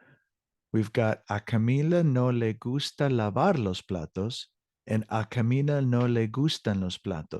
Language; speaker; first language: Spanish; non-native, learner; English